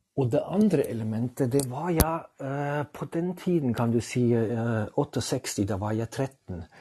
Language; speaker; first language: Norwegian; non-native, fluent; German